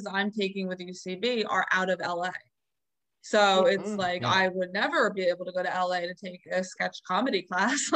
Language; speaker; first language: English; native; English